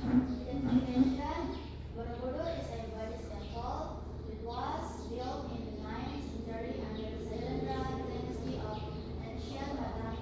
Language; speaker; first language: English; non-native, learner; Indonesian